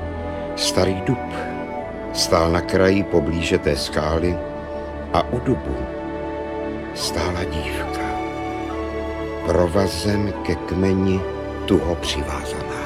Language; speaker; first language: Czech; native; Czech